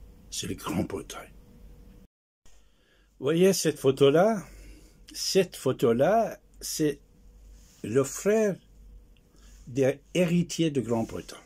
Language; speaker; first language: French; non-native, fluent; Persian